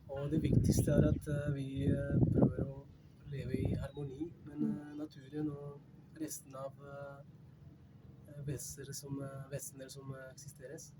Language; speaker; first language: Norwegian; non-native, fluent; Spanish